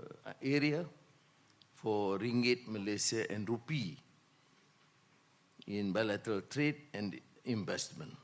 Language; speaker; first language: English; non-native, local second language; Malay